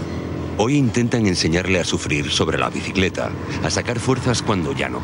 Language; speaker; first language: Spanish; native; Spanish